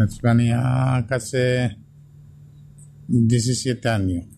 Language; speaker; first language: Spanish; non-native, learner; Bangla